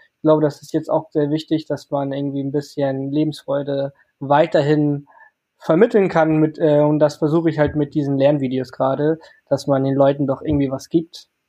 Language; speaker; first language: German; early bilingual, other home language; Portuguese